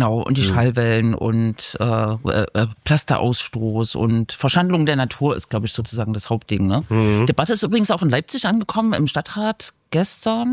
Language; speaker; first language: German; native; German